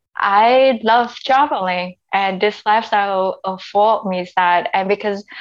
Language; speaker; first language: English; non-native, fluent; Vietnamese